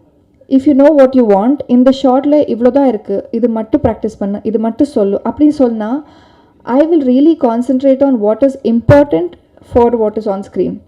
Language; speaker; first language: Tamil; non-native, learner; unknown